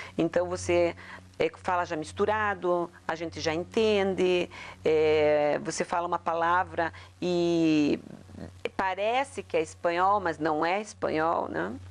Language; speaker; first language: Portuguese; early bilingual, other home language; Spanish